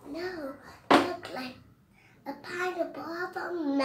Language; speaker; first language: English; non-native, learner; Vietnamese